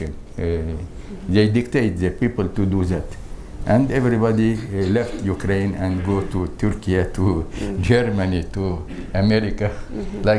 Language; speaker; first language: English; non-native, learner; Crimean Tatar